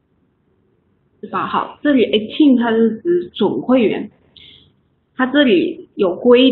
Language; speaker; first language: Chinese; native; Chinese